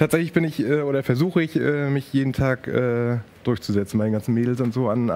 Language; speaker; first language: German; native; German